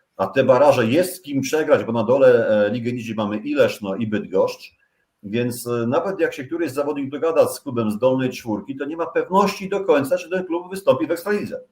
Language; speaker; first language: Polish; native; Polish